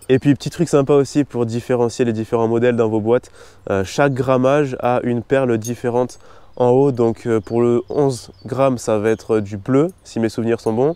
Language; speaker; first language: French; native; French